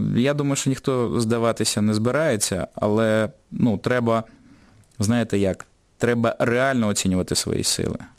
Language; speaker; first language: Ukrainian; non-native, local second language; Russian